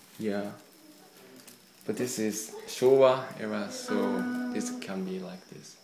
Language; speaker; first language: English; non-native, learner; Japanese